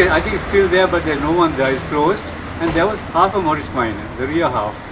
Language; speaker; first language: English; non-native, local second language; Sinhala